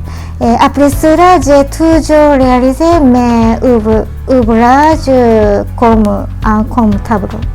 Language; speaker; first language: French; non-native, learner; Japanese